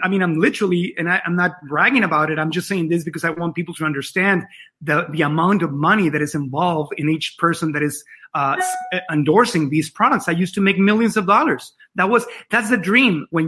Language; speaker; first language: English; non-native, fluent; Spanish